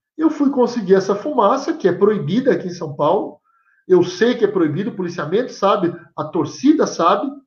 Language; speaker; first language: Portuguese; native; Portuguese